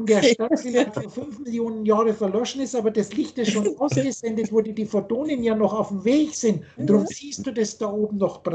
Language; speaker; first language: German; native; German